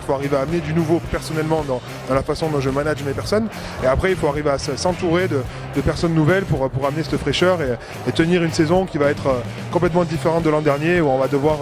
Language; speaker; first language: French; native; French